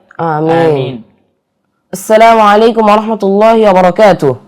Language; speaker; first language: Arabic; non-native, learner; Bangla